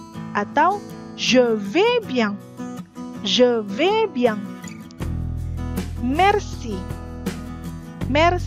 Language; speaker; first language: French; non-native, fluent; Indonesian